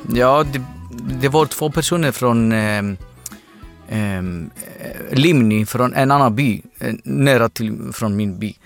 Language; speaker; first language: Swedish; non-native, learner; Greek